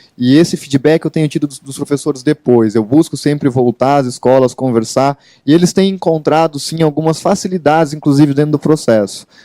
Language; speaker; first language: Portuguese; native; Portuguese